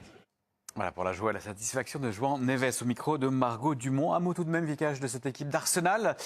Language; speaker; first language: French; native; French